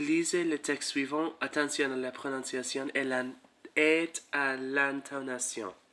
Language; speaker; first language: French; non-native, learner; English